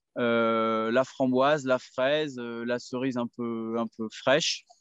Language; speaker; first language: French; native; French